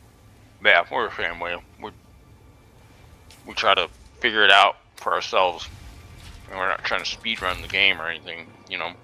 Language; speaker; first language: English; native; English